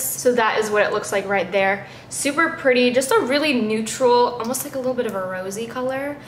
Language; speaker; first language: English; native; English